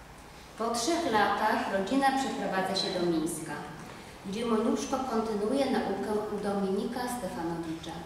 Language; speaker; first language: Polish; native; Polish